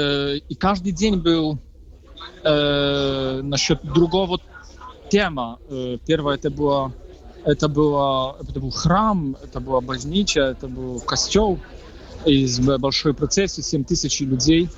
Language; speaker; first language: Russian; non-native, fluent; Polish